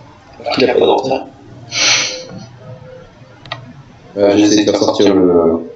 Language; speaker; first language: French; native; French